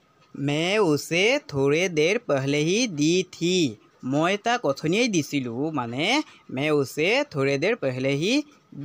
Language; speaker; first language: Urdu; non-native, local second language; Assamese